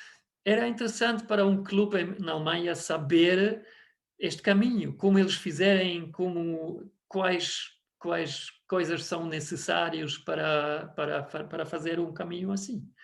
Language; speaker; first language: Portuguese; non-native, fluent; German